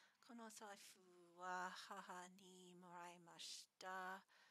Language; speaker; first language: Japanese; non-native, learner; English